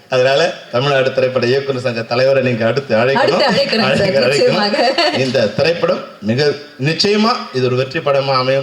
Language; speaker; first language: Tamil; native; Tamil